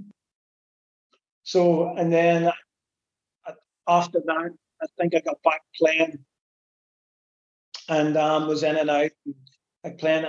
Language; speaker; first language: English; native; English